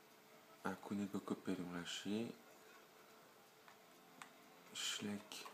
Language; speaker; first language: French; native; French